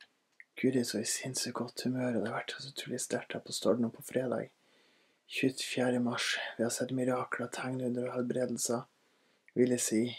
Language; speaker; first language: Norwegian; native; Norwegian